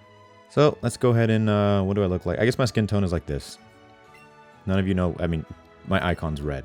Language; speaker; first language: English; native; English